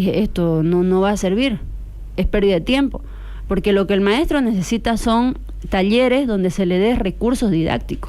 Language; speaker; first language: Spanish; native; Spanish